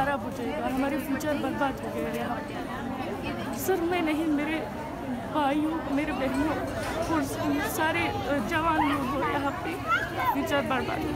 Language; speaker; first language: Hindi; non-native, learner; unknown